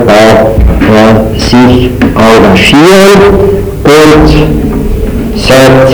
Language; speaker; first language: German; native; German